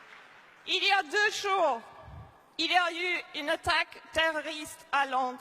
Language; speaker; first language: French; non-native, fluent; English